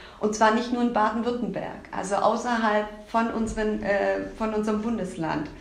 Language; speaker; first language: German; early bilingual, other home language; Turkish